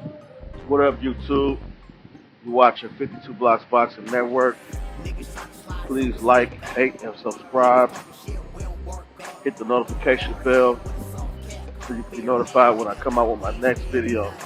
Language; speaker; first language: English; native; English